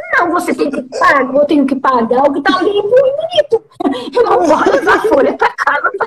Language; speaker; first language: Portuguese; native; Portuguese